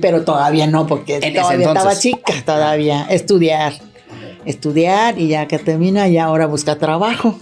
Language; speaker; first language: Spanish; non-native, learner; Thai